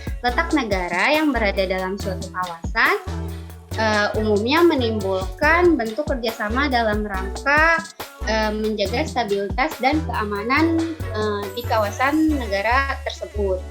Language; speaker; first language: Indonesian; native; Indonesian